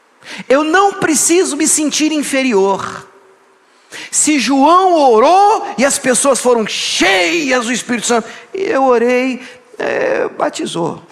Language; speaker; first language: Portuguese; native; Portuguese